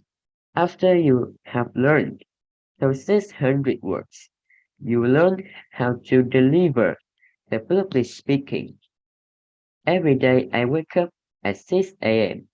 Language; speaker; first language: English; non-native, learner; Vietnamese